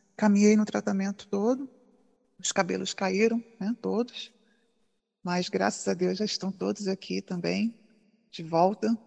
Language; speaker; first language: Portuguese; native; Portuguese